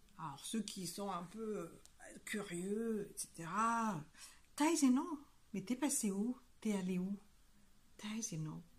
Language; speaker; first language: French; non-native, local second language; Malagasy